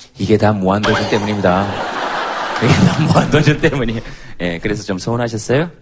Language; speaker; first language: Korean; native; Korean